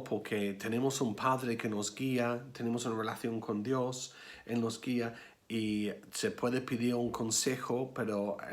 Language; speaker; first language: Spanish; non-native, fluent; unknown